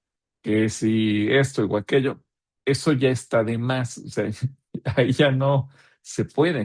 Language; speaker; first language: Spanish; native; Spanish